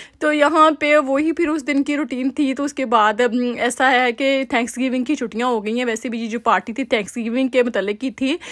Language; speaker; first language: Urdu; native; Urdu